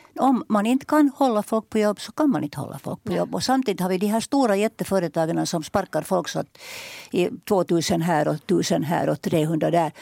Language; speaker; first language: Swedish; native; Swedish